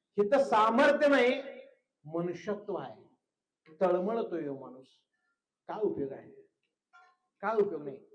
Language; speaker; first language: Marathi; non-native, local second language; Kannada